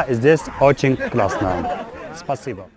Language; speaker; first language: Russian; non-native, learner; Arabic